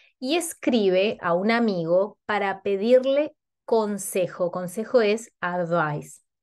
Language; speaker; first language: Spanish; native; Spanish